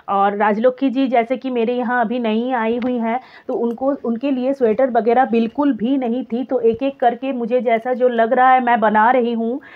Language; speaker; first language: Hindi; non-native, local second language; Bangla